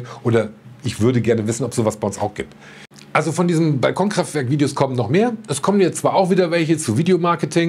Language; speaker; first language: German; native; German